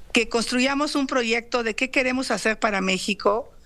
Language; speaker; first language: Spanish; native; Spanish